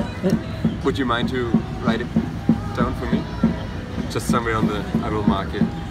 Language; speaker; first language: English; non-native, fluent; German